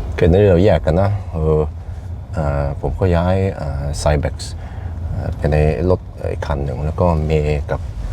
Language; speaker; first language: Thai; non-native, fluent; Norwegian